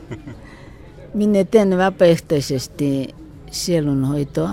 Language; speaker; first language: Finnish; non-native, fluent; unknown